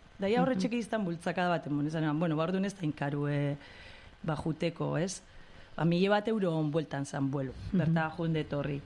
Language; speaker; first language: Basque; native; Basque